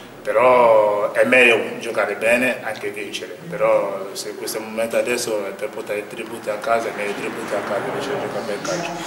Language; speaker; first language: Italian; non-native, learner; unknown